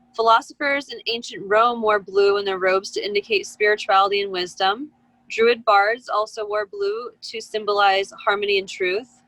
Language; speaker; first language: English; native; English